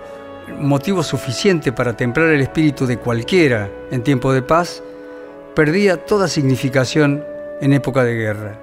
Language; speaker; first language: Spanish; native; Spanish